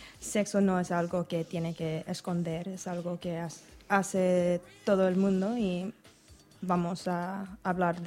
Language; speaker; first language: Spanish; non-native, learner; English